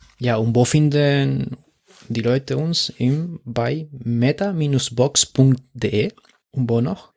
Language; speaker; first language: German; non-native, fluent; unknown